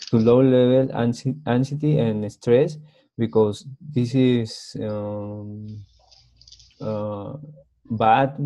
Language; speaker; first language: English; non-native, learner; Spanish